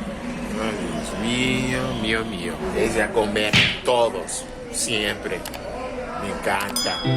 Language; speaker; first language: Spanish; non-native, learner; English